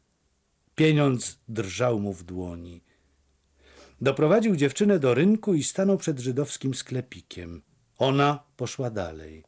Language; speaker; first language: Polish; native; Polish